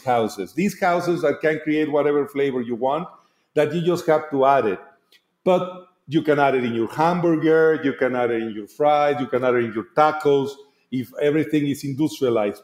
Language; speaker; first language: English; non-native, fluent; Spanish